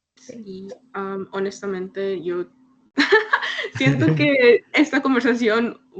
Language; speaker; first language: Spanish; early bilingual, heritage; Spanish